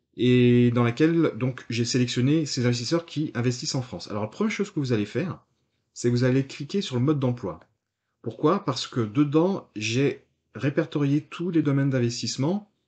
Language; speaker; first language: French; native; French